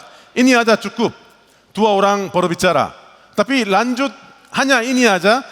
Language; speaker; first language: Indonesian; non-native, learner; Korean